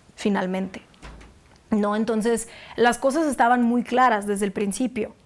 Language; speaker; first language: Spanish; non-native, fluent; Russian